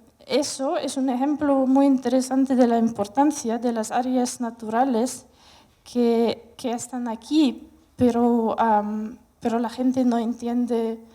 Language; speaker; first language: Spanish; non-native, fluent; Russian